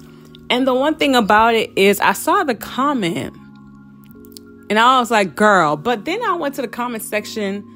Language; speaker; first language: English; native; English